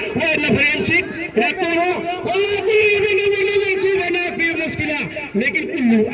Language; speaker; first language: Arabic; non-native, learner; Hindi